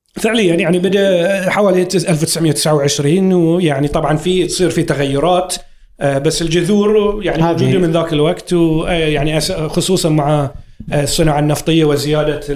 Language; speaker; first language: Arabic; native; Arabic